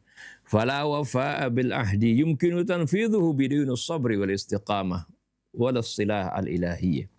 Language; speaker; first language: Arabic; non-native, fluent; Indonesian